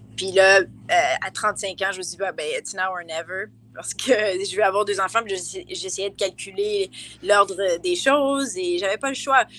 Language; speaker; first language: French; native; French